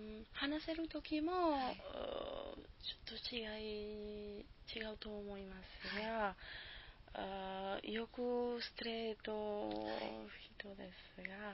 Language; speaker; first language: Japanese; non-native, learner; Spanish